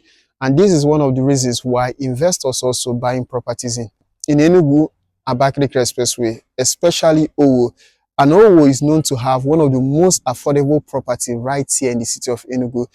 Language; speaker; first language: English; non-native, local second language; Igbo